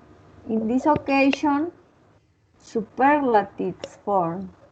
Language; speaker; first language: English; non-native, learner; Spanish